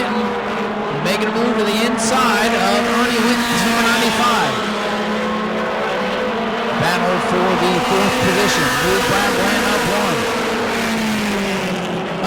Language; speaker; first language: English; native; English